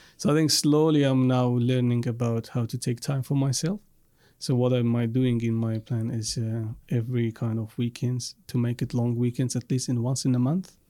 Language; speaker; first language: English; non-native, fluent; Arabic